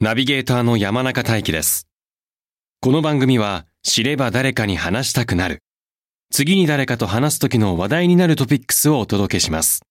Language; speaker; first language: Japanese; native; Japanese